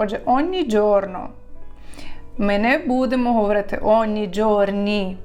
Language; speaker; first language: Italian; non-native, fluent; Ukrainian